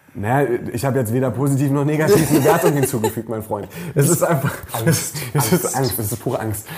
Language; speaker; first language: German; native; German